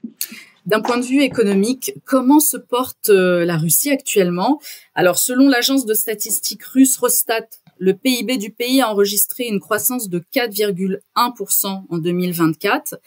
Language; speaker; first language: French; native; French